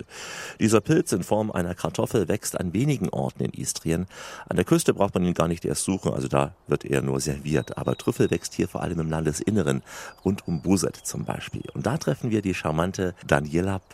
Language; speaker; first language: German; native; German